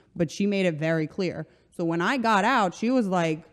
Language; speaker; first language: English; early bilingual, other home language; Slovenian